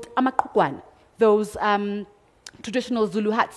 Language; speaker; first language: English; non-native, local second language; Zulu